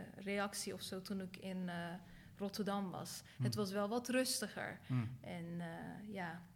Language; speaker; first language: Dutch; early bilingual, other home language; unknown